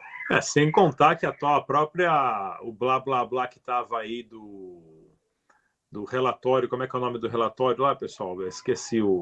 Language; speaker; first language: Portuguese; native; Portuguese